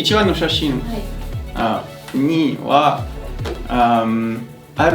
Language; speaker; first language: Japanese; non-native, learner; French